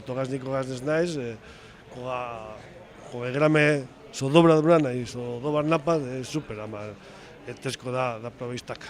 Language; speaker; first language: Macedonian; non-native, fluent; Spanish